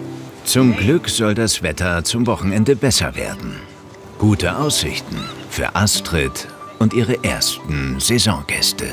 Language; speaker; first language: German; native; German